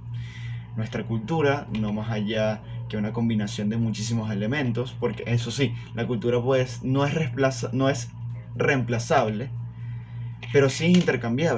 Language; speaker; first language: Spanish; native; Spanish